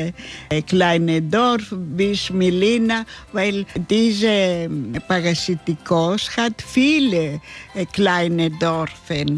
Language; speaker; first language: German; non-native, learner; Greek